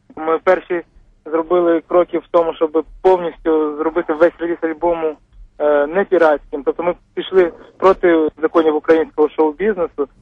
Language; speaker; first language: Ukrainian; native; Ukrainian